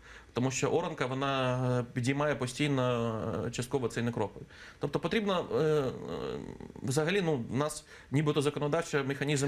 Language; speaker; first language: Ukrainian; native; Ukrainian